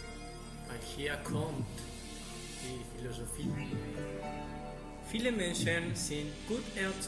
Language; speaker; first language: German; non-native, learner; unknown